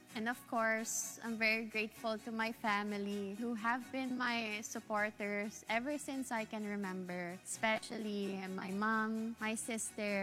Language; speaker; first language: English; non-native, local second language; Filipino